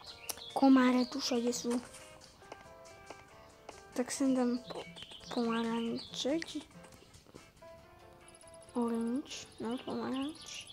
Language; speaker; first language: Slovak; native; Slovak